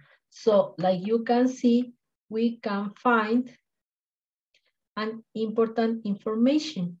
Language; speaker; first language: English; non-native, learner; Spanish